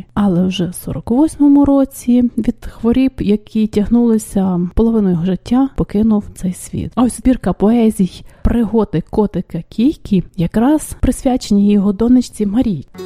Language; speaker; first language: Ukrainian; native; Ukrainian